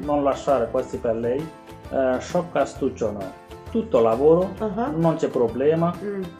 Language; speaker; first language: Italian; non-native, learner; Bangla